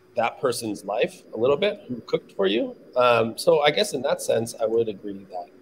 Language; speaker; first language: English; native; English